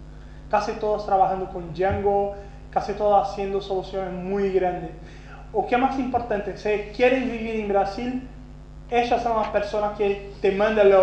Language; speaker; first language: Spanish; non-native, fluent; Portuguese